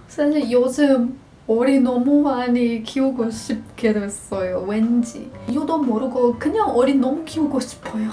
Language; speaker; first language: Korean; non-native, fluent; Portuguese